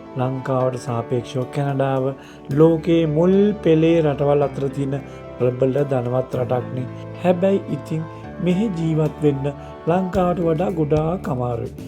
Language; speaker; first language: Sinhala; native; Sinhala